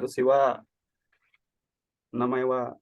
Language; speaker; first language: Japanese; non-native, learner; Indonesian